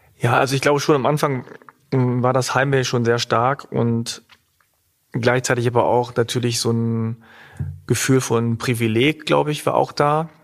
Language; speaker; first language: German; native; German